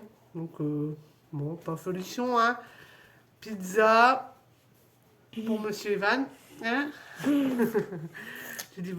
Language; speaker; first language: French; native; French